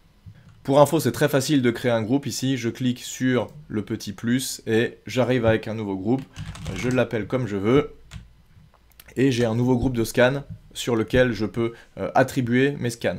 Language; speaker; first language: French; native; French